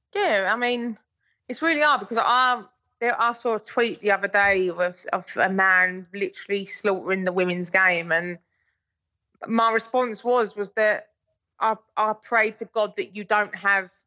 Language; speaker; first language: English; native; English